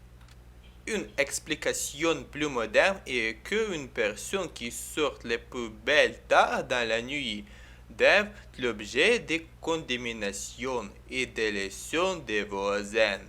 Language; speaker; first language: French; non-native, learner; Ukrainian